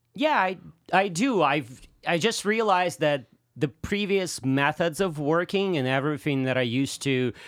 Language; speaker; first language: English; non-native, fluent; Russian